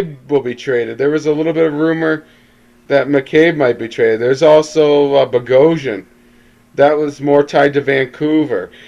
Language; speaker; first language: English; native; English